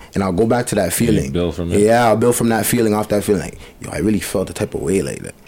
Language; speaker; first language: English; native; English